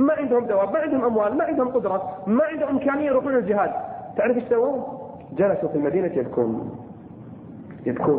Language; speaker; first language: Arabic; native; Arabic